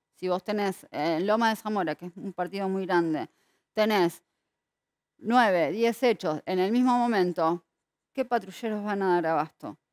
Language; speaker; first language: Spanish; native; Spanish